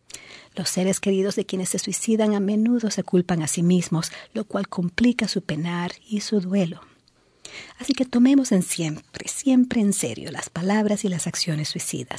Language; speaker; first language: Spanish; native; Spanish